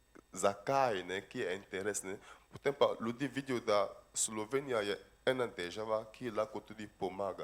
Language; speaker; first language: Slovenian; non-native, fluent; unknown